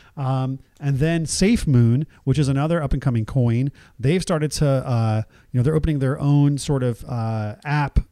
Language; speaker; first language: English; native; English